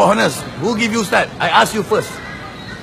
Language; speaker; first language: English; non-native, local second language; Malay